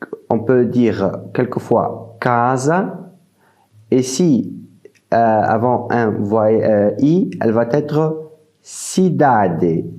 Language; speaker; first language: French; non-native, fluent; Portuguese